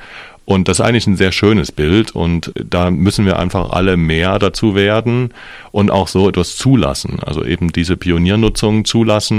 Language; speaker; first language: German; native; German